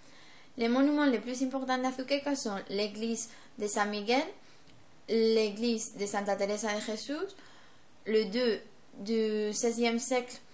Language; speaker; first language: French; non-native, learner; Spanish